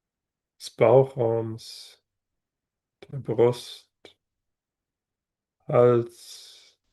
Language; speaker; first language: German; native; German